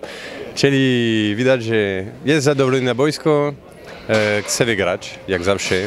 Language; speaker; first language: Polish; non-native, learner; French